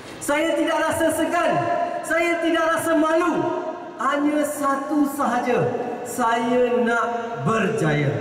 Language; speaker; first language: Malay; non-native, local second language; Tamil